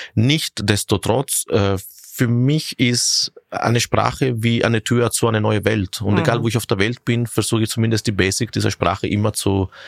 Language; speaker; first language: German; non-native, fluent; Italian